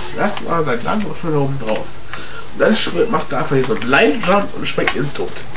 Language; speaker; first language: German; native; German